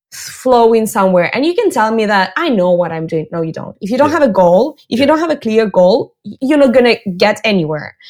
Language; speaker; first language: English; non-native, fluent; Russian